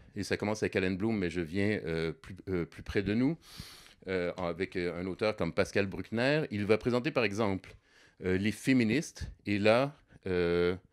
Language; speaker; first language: French; native; French